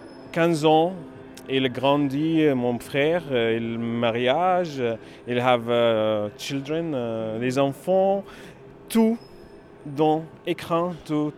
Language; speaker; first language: French; non-native, learner; Arabic